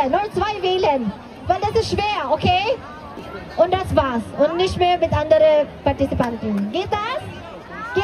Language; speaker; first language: German; non-native, learner; Filipino